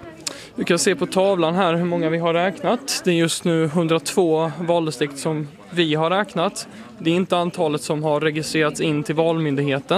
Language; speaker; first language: Swedish; native; Swedish